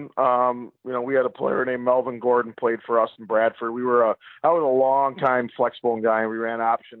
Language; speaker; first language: English; native; English